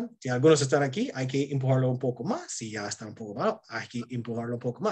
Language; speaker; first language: Spanish; non-native, fluent; English